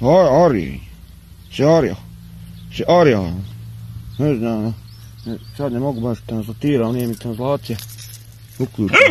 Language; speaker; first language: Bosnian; early bilingual, heritage; Bosnian